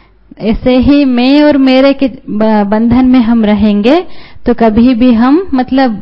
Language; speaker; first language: Hindi; native; Hindi